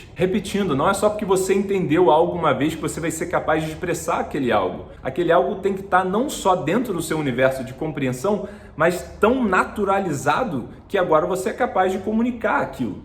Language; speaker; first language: Portuguese; native; Portuguese